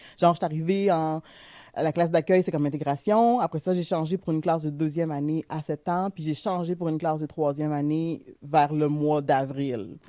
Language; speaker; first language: French; early bilingual, other home language; Haitian Creole